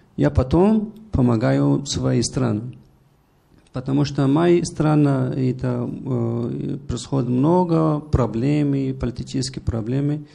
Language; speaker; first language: Russian; non-native, learner; Persian